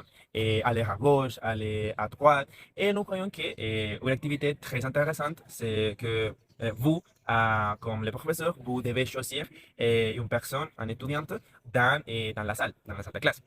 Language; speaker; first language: French; non-native, learner; Spanish